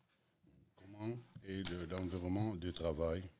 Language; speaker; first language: French; non-native, learner; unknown